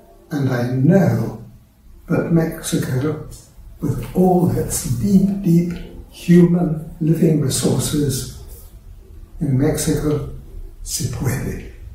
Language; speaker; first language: English; native; English